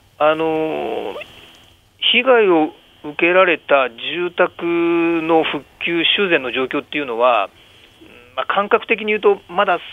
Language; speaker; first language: Japanese; native; Japanese